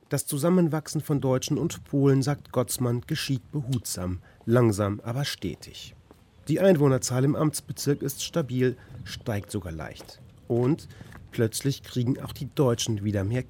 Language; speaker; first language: German; native; German